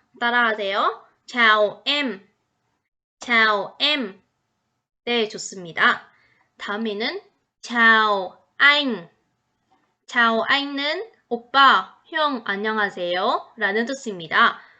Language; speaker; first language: Korean; non-native, fluent; Vietnamese